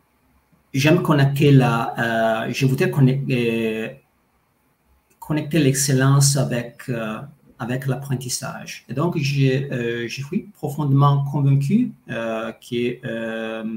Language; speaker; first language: French; non-native, fluent; Italian